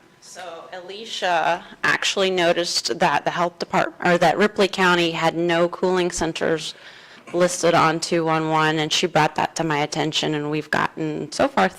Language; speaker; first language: English; native; English